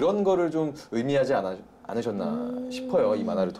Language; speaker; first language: Korean; native; Korean